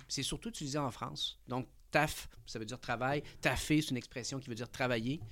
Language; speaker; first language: French; early bilingual, other home language; Spanish